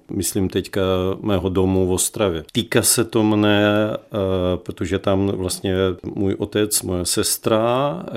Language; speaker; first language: Czech; non-native, fluent; Ukrainian